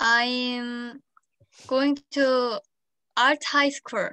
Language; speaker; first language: English; non-native, learner; Korean